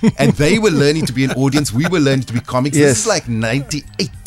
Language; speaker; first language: English; native; English